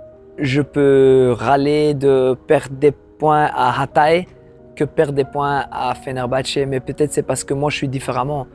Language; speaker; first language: French; non-native, local second language; Dutch